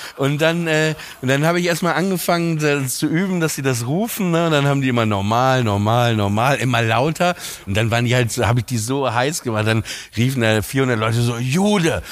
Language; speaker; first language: German; native; German